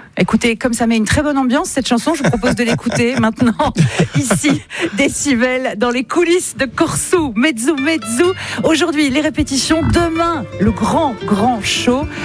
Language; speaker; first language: French; native; French